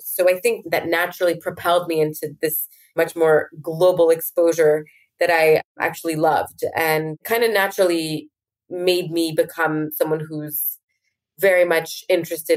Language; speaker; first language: English; native; English